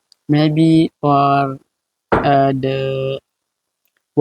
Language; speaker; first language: English; non-native, learner; Indonesian